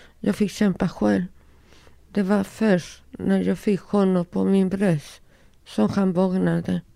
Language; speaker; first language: Swedish; non-native, learner; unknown